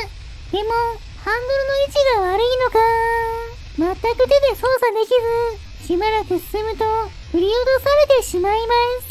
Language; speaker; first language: Japanese; native; Japanese